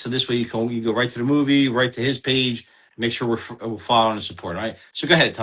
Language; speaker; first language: English; native; English